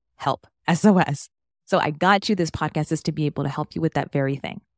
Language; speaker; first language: English; native; English